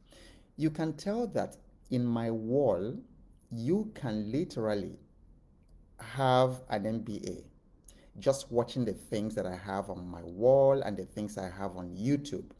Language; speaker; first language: English; non-native, local second language; Igbo